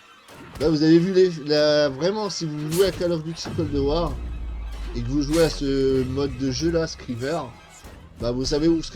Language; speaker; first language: French; native; French